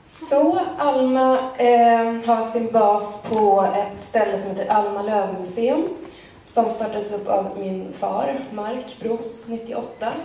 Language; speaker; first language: Swedish; native; Swedish